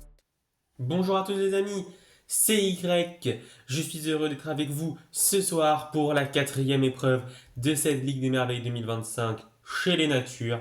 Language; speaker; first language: French; native; French